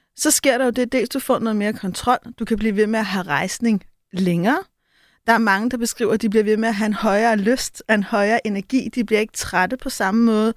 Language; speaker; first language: Danish; native; Danish